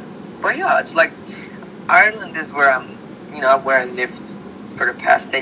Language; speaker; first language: English; early bilingual, other home language; Slovak